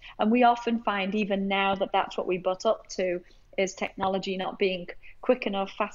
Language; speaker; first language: English; native; English